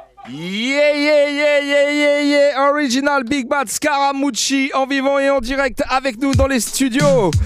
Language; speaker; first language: French; native; French